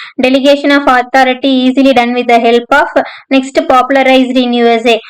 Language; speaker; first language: English; non-native, local second language; Tamil